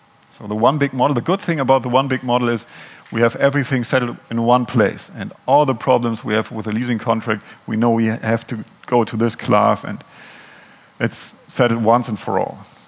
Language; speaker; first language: English; non-native, fluent; German